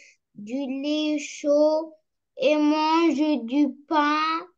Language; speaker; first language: French; non-native, learner; Arabic